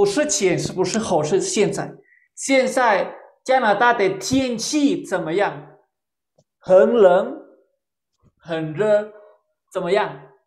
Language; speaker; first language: Chinese; non-native, fluent; Spanish